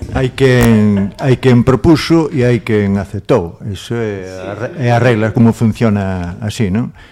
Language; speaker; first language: Galician; non-native, local second language; Spanish